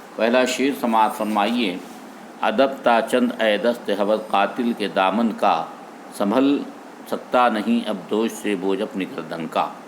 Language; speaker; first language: Urdu; native; Urdu